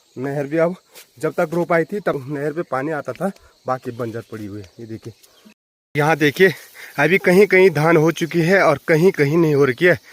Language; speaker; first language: Hindi; non-native, local second language; Garhwali